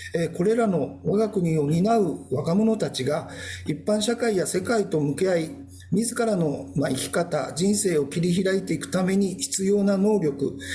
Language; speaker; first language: Japanese; native; Japanese